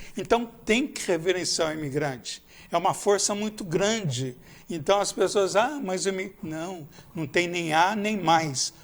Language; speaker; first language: Portuguese; native; Portuguese